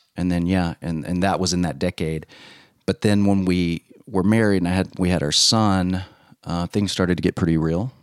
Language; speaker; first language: English; native; English